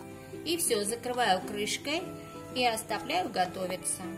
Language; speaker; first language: Russian; non-native, fluent; Armenian